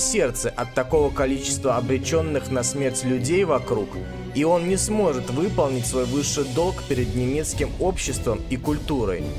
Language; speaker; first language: Russian; native; Russian